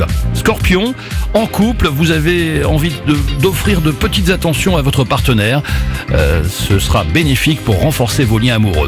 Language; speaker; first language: French; native; French